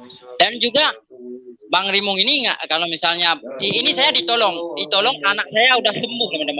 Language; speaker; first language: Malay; non-native, local second language; Achinese